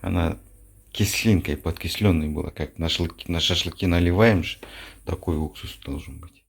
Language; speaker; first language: Russian; non-native, local second language; Kazakh